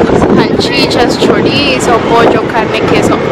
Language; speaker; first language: Spanish; early bilingual, heritage; Spanish